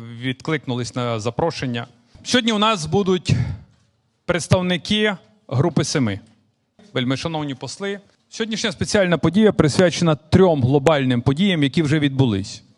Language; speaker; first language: Ukrainian; native; Ukrainian